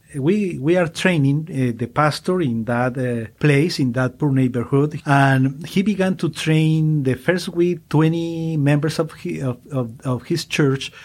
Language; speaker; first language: English; non-native, learner; Spanish